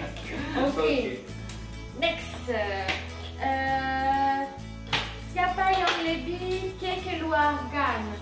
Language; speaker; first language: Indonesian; non-native, learner; French